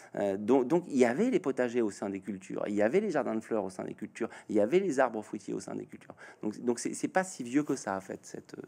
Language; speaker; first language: French; native; French